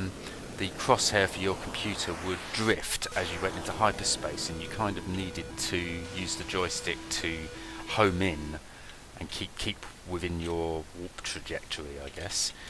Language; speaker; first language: English; native; English